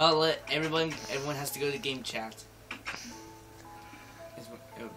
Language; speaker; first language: English; native; English